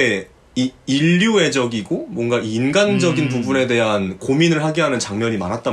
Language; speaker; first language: Korean; native; Korean